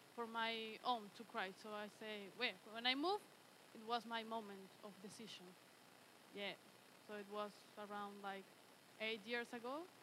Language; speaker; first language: English; early bilingual, other home language; Spanish